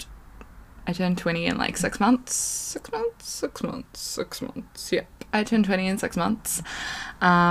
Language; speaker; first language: English; native; English